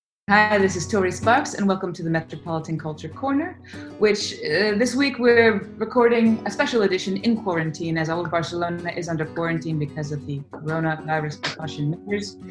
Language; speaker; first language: English; native; English